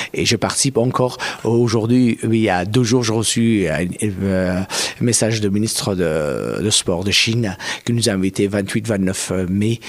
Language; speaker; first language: French; non-native, fluent; Persian